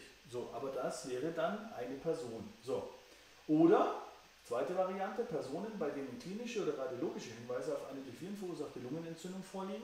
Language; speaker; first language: German; native; German